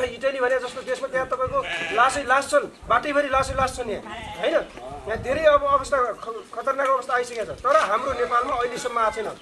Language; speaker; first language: Nepali; non-native, local second language; Dangaura Tharu